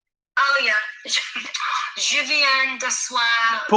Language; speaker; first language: French; non-native, learner; English